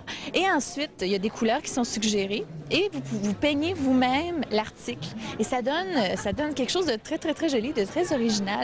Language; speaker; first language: French; native; French